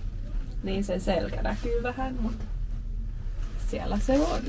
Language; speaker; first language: Finnish; native; Finnish